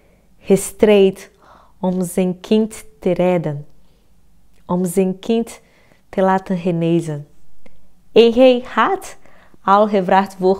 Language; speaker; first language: Dutch; non-native, fluent; Portuguese